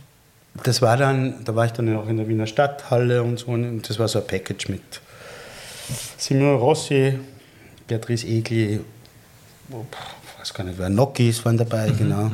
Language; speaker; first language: German; native; German